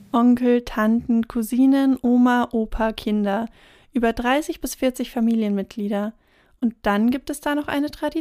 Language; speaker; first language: German; native; German